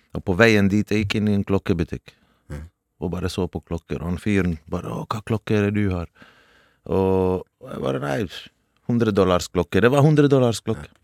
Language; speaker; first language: Norwegian; early bilingual, other home language; Bosnian